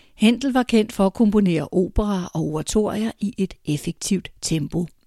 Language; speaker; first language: Danish; native; Danish